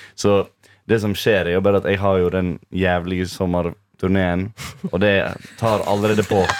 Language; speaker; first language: Norwegian; native; Norwegian